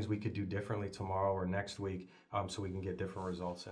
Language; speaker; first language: English; native; English